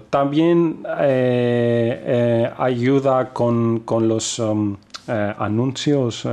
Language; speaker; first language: Spanish; non-native, fluent; Greek